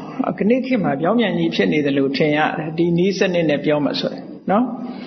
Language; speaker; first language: English; non-native, fluent; Burmese